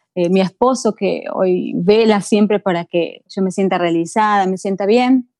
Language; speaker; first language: Spanish; native; Spanish